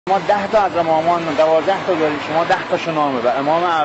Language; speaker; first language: Persian; native; Persian